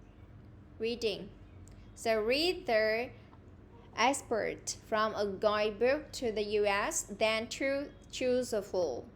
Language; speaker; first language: English; non-native, fluent; Vietnamese